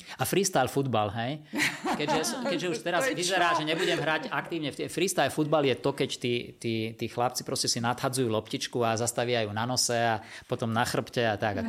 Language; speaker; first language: Slovak; non-native, local second language; Hungarian